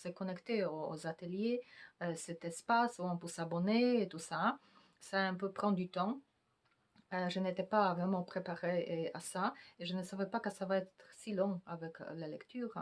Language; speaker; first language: French; non-native, fluent; Polish